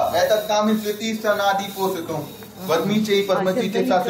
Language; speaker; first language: Russian; non-native, learner; Hindi